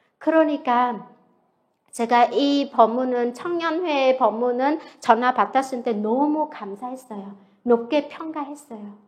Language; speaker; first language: Korean; non-native, fluent; Vietnamese